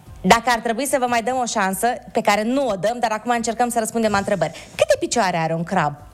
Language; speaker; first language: Romanian; native; Romanian